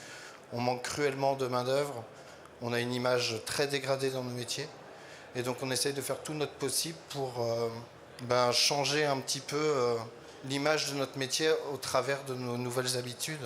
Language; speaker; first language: French; native; French